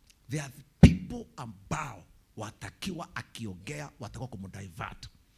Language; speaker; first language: English; non-native, local second language; Kikuyu